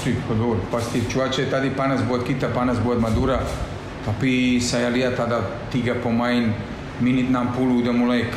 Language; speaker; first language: Indonesian; non-native, learner; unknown